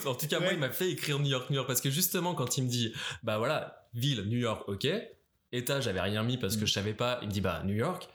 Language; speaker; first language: French; native; French